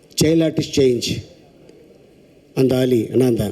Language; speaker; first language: Tamil; non-native, local second language; Telugu